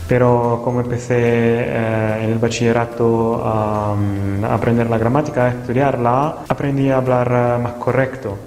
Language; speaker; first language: Spanish; non-native, fluent; Italian